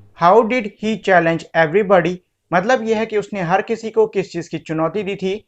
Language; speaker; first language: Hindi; native; Hindi